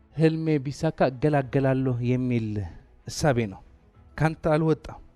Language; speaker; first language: Amharic; non-native, local second language; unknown